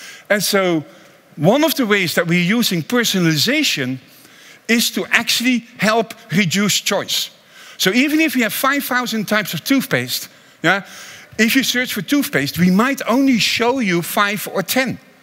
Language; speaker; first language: English; non-native, fluent; Dutch